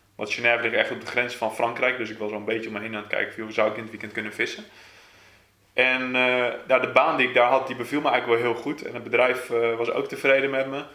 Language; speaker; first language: Dutch; native; Dutch